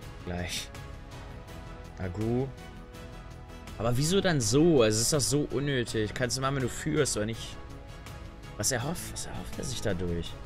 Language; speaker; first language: German; native; German